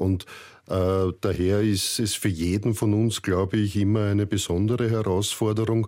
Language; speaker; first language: German; native; German